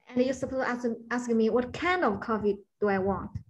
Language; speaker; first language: English; non-native, fluent; Chinese